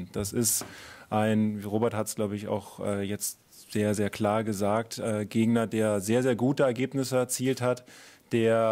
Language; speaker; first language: German; native; German